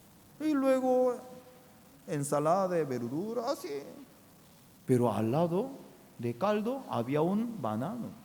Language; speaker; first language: Spanish; non-native, fluent; Korean